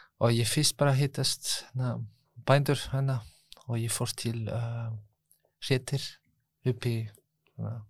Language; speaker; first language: Icelandic; non-native, learner; French